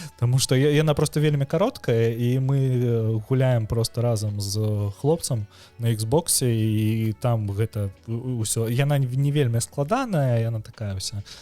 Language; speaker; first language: Belarusian; non-native, local second language; Russian